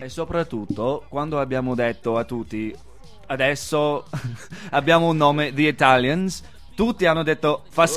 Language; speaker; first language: Italian; non-native, fluent; English